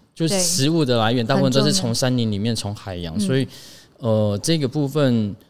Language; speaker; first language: Chinese; non-native, local second language; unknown